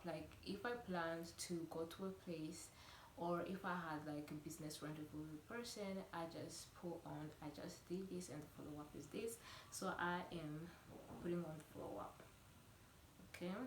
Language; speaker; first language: English; non-native, local second language; Kinyarwanda